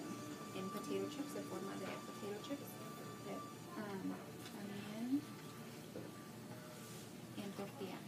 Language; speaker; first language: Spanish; early bilingual, heritage; Spanish